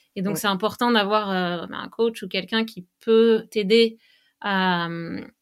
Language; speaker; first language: French; native; French